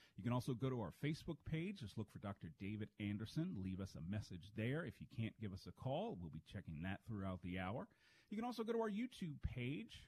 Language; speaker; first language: English; native; English